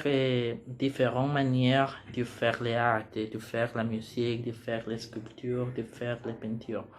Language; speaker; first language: French; non-native, learner; Spanish